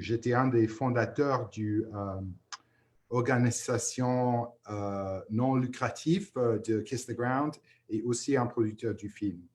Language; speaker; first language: French; non-native, fluent; English